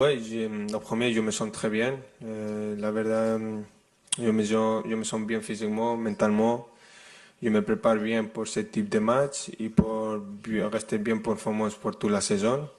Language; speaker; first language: French; non-native, fluent; Spanish